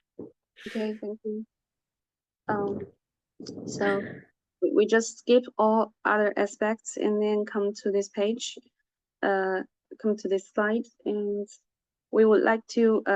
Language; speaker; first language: English; non-native, fluent; Chinese